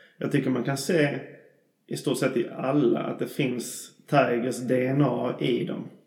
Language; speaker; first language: Swedish; native; Swedish